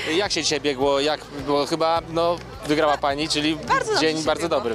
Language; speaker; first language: Polish; native; Polish